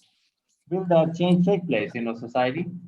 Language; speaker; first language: English; non-native, local second language; Urdu